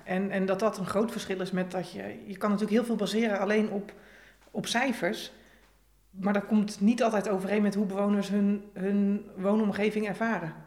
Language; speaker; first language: Dutch; native; Dutch